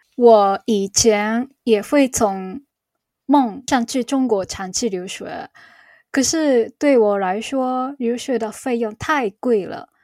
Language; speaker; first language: Chinese; non-native, fluent; Japanese